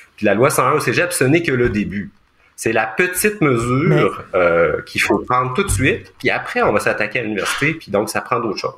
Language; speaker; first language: French; native; French